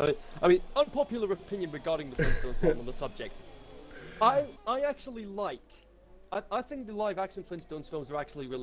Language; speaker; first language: English; native; English